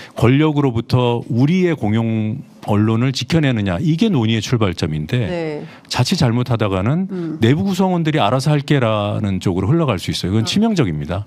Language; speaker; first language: Korean; native; Korean